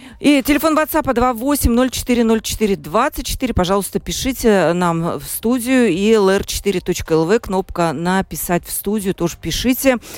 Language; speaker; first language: Russian; native; Russian